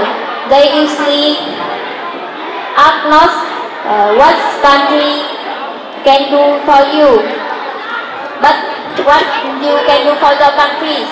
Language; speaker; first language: English; non-native, learner; Vietnamese